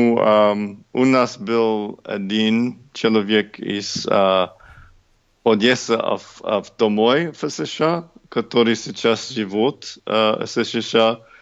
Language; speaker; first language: Russian; non-native, learner; English